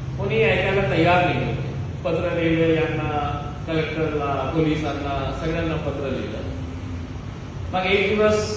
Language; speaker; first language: Marathi; non-native, local second language; Urdu